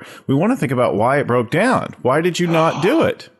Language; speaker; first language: English; native; English